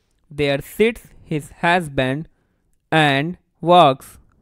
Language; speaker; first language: English; non-native, local second language; Hindi